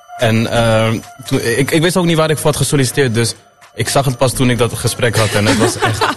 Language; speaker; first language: Dutch; early bilingual, other home language; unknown